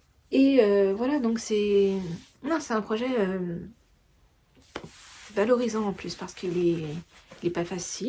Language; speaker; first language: French; native; French